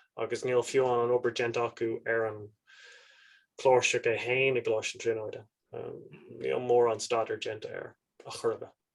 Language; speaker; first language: Irish; non-native, local second language; English